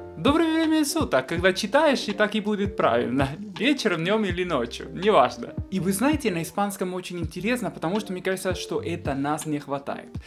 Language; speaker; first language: Russian; non-native, fluent; Spanish